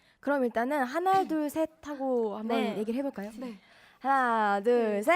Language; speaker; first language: Korean; native; Korean